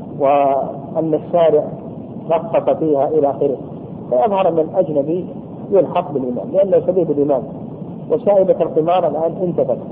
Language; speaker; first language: Arabic; native; Arabic